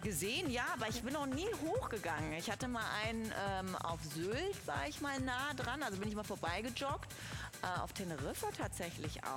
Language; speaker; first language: German; native; German